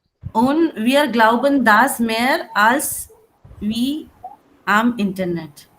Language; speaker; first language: German; non-native, learner; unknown